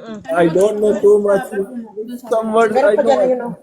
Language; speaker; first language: English; non-native, learner; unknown